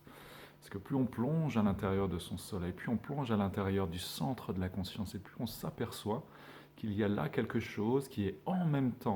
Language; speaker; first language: French; native; French